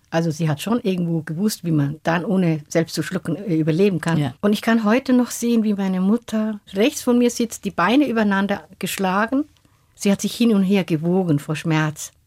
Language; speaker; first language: German; non-native, fluent; Somali